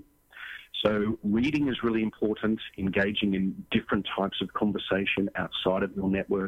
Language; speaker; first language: English; native; English